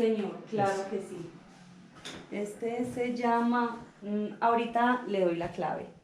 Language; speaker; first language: Spanish; native; Spanish